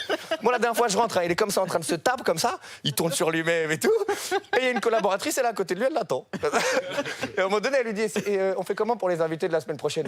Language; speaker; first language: French; native; French